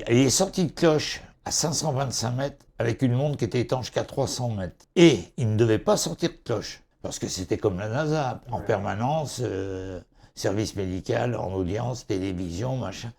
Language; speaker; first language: French; native; French